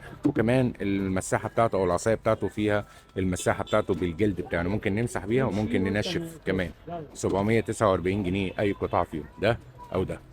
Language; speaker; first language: Arabic; native; Arabic